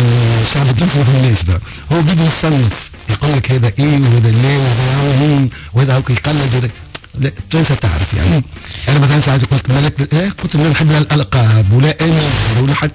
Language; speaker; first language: Arabic; native; Arabic